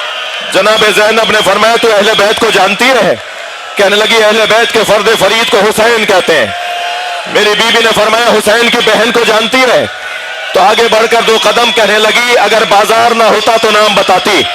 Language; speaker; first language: Urdu; native; Urdu